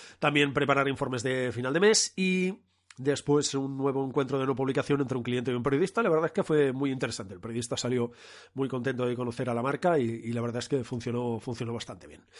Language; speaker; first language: Spanish; non-native, local second language; Catalan